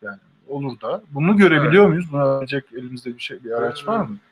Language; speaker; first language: Turkish; native; Turkish